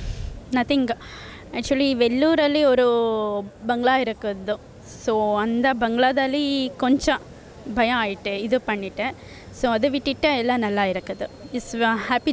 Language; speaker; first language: Tamil; non-native, learner; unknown